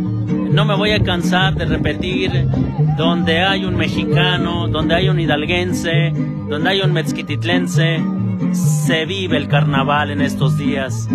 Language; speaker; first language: Spanish; native; Spanish